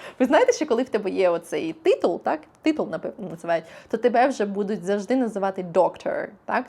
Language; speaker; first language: Ukrainian; native; Ukrainian